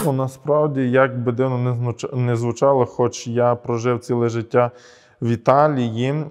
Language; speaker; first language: Ukrainian; early bilingual, heritage; Ukrainian